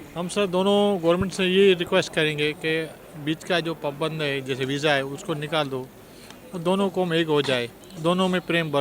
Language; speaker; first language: Hindi; non-native, local second language; Sindhi